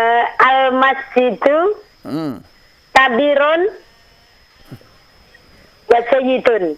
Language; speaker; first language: Arabic; non-native, learner; Indonesian